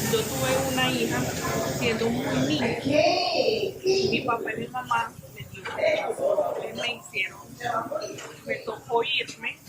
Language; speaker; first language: Spanish; native; Spanish